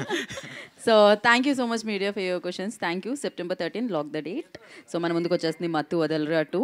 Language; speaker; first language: Telugu; native; Telugu